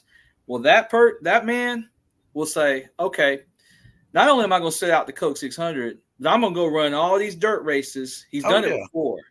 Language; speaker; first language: English; native; English